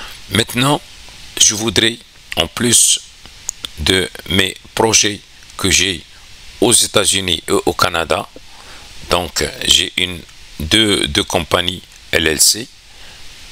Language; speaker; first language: French; non-native, local second language; Arabic